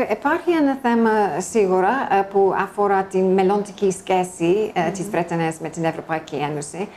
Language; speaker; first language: Greek; non-native, fluent; English